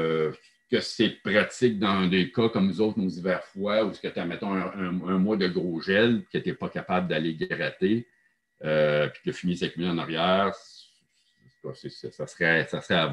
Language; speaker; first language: French; native; French